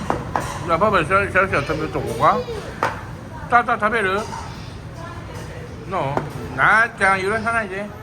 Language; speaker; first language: Japanese; native; Japanese